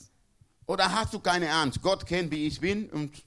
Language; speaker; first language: German; non-native, learner; Spanish